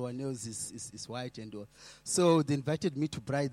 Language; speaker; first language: English; non-native, local second language; Shona